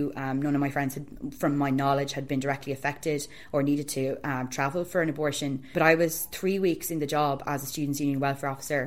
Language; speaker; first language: English; native; English